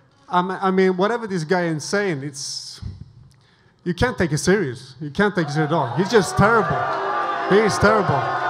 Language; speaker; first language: English; non-native, fluent; Swedish